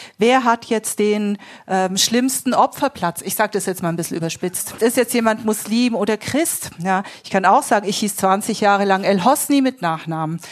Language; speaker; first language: German; native; German